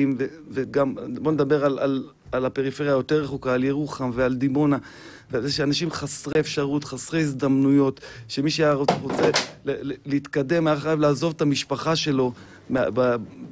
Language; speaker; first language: Hebrew; native; Hebrew